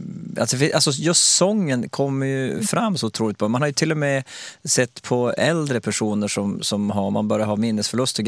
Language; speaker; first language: Swedish; native; Swedish